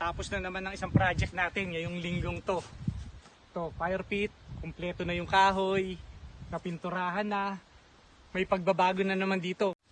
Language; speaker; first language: Filipino; native; Filipino